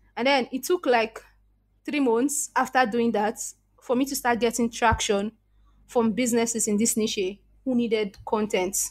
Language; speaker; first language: English; non-native, local second language; Igbo